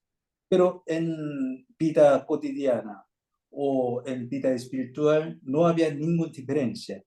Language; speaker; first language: Spanish; non-native, fluent; Korean